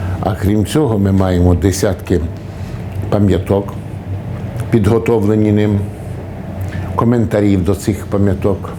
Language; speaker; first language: Ukrainian; native; Ukrainian